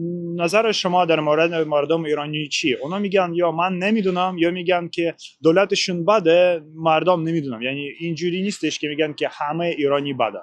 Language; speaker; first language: Persian; non-native, learner; Ukrainian